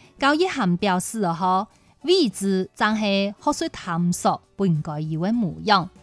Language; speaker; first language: Chinese; non-native, local second language; Cantonese